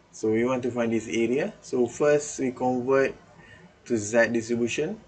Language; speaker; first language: English; non-native, local second language; Malay